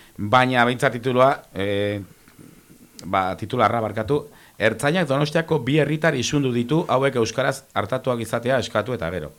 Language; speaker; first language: Basque; non-native, local second language; Spanish